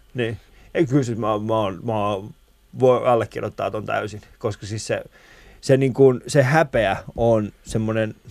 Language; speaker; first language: Finnish; early bilingual, other home language; Persian